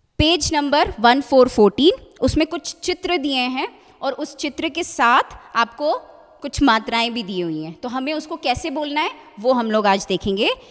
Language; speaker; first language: Hindi; native; Hindi